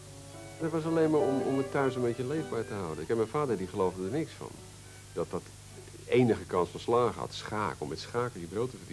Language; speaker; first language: Dutch; native; Dutch